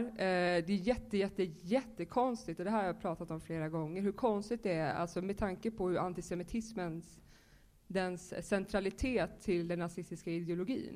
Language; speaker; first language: Swedish; native; Swedish